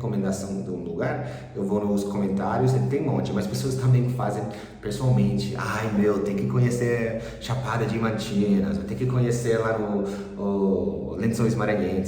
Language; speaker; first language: Portuguese; early bilingual, other home language; English